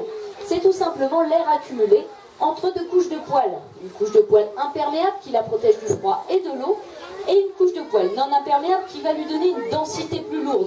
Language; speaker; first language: French; native; French